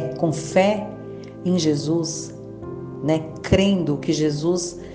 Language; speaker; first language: Portuguese; native; Portuguese